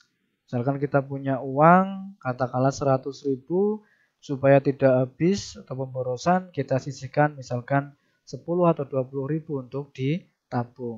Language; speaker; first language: Indonesian; native; Indonesian